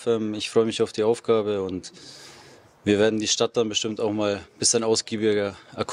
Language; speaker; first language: German; native; German